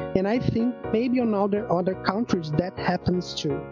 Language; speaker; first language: English; non-native, fluent; Portuguese